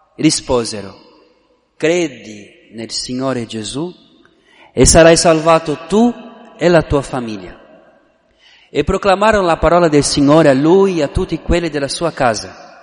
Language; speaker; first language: Italian; non-native, fluent; Portuguese